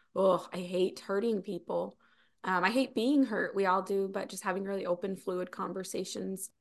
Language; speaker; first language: English; native; English